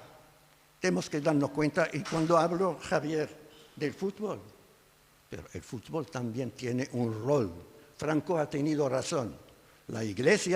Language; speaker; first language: Spanish; non-native, fluent; Arabic